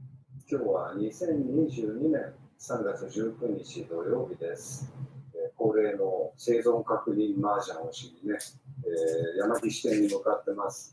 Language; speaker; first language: Japanese; native; Japanese